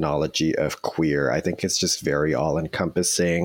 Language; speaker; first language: English; native; English